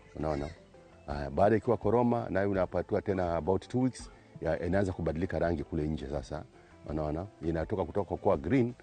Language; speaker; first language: Swahili; native; Swahili